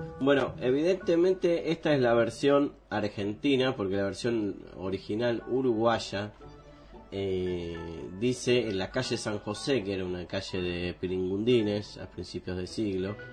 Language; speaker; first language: Spanish; native; Spanish